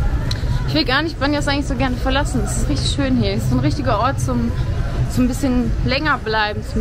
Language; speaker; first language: German; native; German